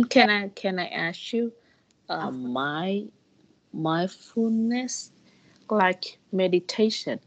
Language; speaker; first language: English; non-native, learner; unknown